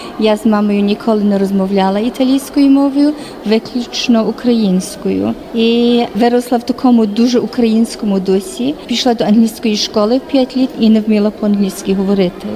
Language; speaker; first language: Ukrainian; early bilingual, heritage; Ukrainian